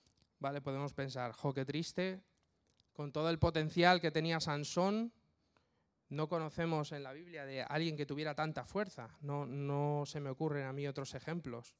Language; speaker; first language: Spanish; native; Spanish